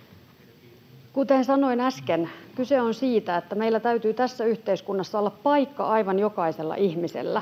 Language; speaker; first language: Finnish; native; Finnish